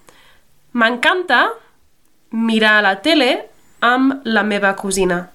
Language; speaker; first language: Catalan; non-native, fluent; English